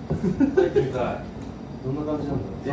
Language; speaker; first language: Japanese; native; Japanese